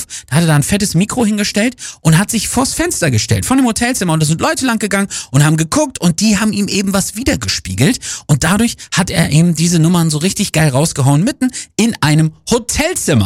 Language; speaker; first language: German; native; German